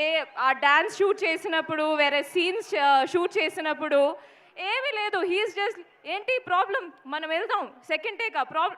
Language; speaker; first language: Telugu; non-native, fluent; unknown